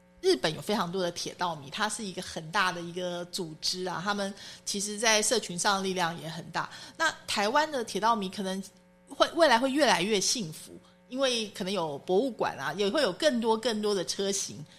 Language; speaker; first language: Chinese; native; Chinese